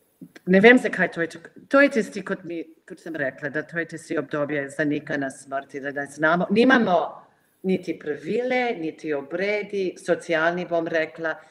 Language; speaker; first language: Slovenian; non-native, fluent; English